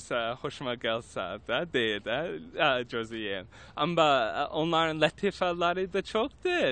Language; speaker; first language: Turkish; non-native, learner; English